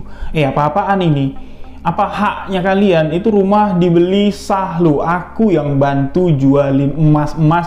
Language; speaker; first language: Indonesian; native; Indonesian